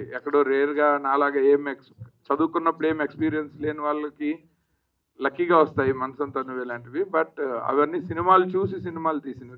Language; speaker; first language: Telugu; native; Telugu